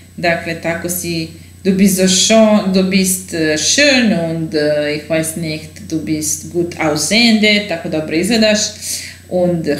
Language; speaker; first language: German; non-native, fluent; Serbian